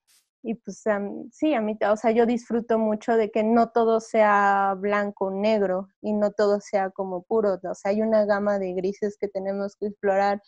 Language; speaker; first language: Spanish; native; Spanish